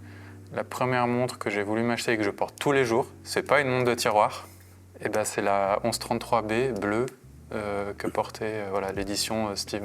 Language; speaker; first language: French; native; French